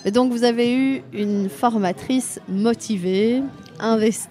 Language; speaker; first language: French; native; French